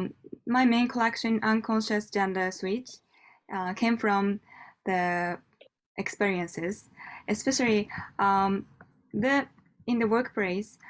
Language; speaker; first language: English; non-native, learner; Japanese